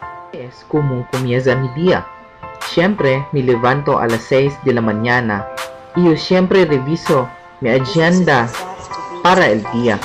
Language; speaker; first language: Spanish; non-native, learner; Waray